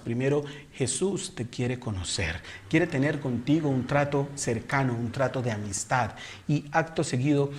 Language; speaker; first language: Spanish; native; Spanish